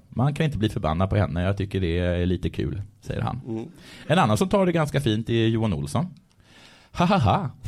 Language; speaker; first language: Swedish; native; Swedish